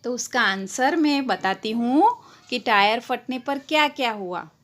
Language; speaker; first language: Hindi; non-native, local second language; Gujarati